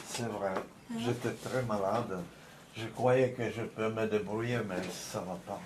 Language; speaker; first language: French; non-native, fluent; Czech